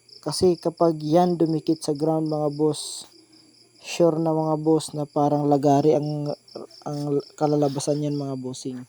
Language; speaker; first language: Filipino; non-native, local second language; Cebuano